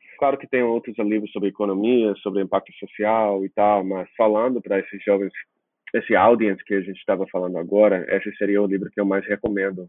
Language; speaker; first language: Portuguese; non-native, fluent; English